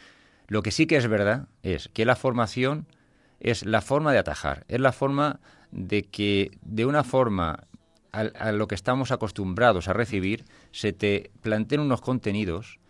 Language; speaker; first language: Spanish; native; Spanish